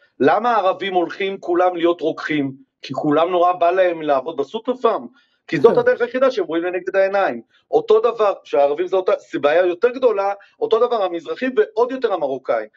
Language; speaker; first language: Hebrew; native; Hebrew